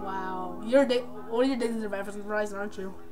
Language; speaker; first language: English; native; English